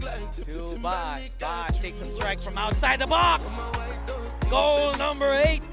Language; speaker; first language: English; non-native, local second language; Filipino